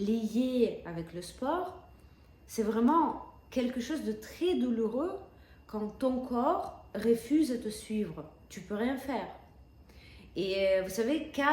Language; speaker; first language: French; non-native, fluent; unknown